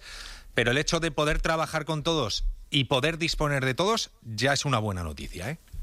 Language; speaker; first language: Spanish; native; Spanish